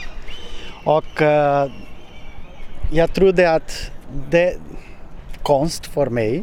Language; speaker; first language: Swedish; non-native, learner; Portuguese